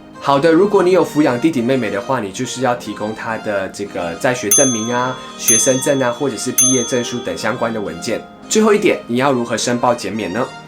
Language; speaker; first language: Chinese; native; Chinese